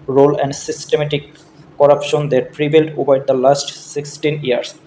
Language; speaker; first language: English; non-native, local second language; Bangla